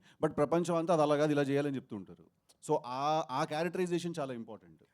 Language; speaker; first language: Telugu; native; Telugu